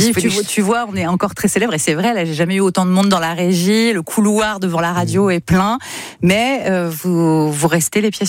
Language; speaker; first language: French; native; French